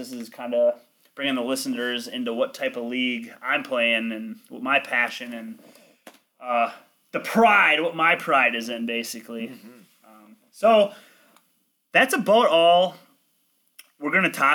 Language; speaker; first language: English; native; English